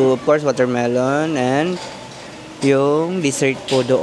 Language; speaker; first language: Filipino; native; Filipino